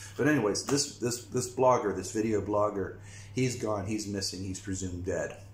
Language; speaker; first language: English; native; English